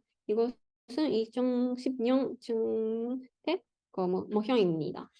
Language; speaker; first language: Korean; non-native, learner; Japanese